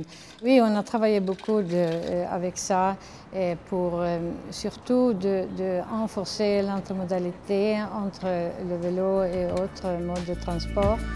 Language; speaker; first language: French; non-native, fluent; Swedish